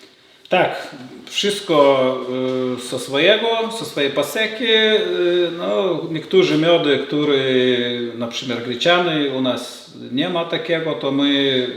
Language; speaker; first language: Polish; non-native, learner; Lithuanian